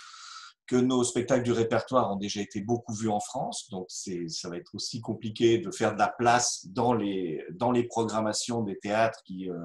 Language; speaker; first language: French; native; French